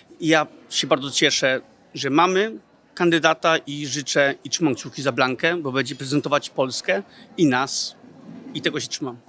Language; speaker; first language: Polish; early bilingual, heritage; Polish